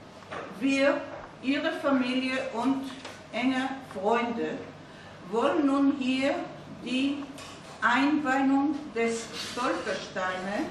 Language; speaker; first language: German; non-native, fluent; Hebrew